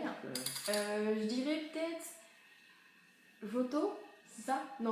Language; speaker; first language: French; native; French